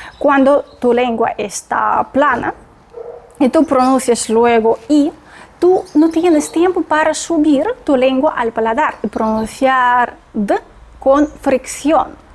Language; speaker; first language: Spanish; non-native, fluent; Russian